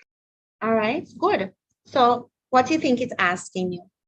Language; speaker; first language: English; native; English